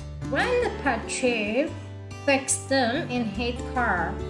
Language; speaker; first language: English; non-native, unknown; Vietnamese